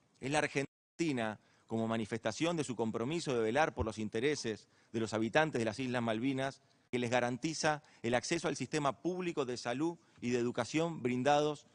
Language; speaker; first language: Spanish; native; Spanish